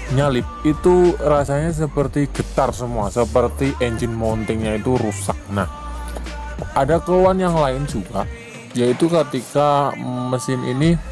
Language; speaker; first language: Indonesian; non-native, local second language; Javanese